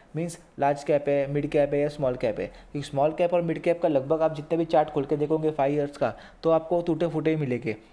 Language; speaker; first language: Hindi; native; Hindi